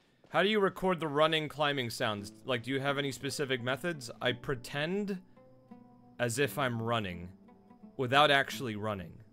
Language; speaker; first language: English; early bilingual, other home language; Spanish